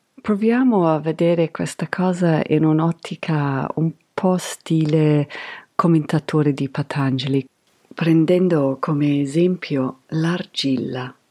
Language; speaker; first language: Italian; non-native, fluent; English